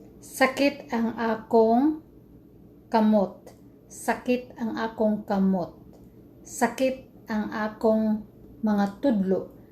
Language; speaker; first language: Cebuano; non-native, local second language; Filipino